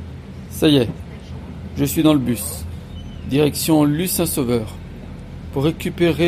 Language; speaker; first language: French; native; French